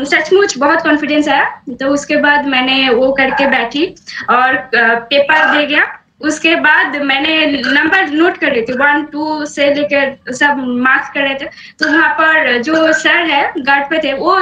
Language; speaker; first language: Hindi; non-native, local second language; Bangla